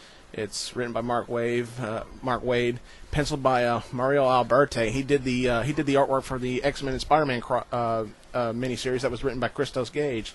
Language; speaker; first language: English; native; English